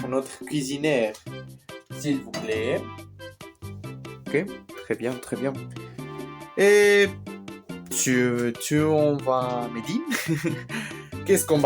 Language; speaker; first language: French; non-native, learner; Spanish